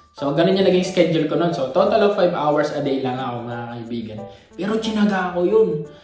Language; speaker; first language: Filipino; native; Filipino